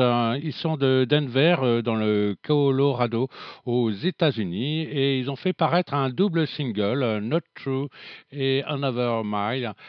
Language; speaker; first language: French; native; French